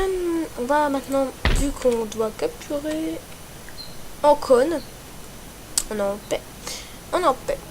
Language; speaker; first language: French; native; French